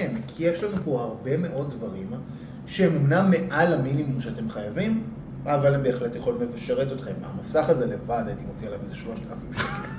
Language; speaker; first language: Hebrew; native; Hebrew